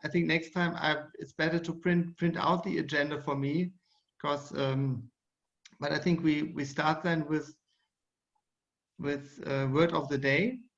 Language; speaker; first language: English; non-native, fluent; German